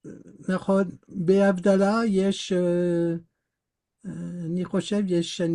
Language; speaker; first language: Hebrew; non-native, learner; French